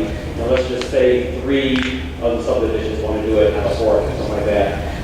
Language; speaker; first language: English; native; English